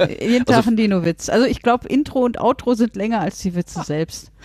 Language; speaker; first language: German; native; German